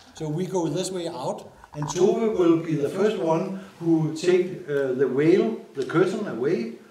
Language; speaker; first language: English; non-native, fluent; Danish